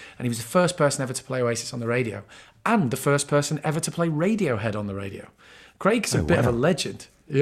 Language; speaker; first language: English; native; English